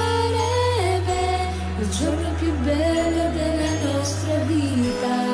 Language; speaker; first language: Italian; non-native, learner; Filipino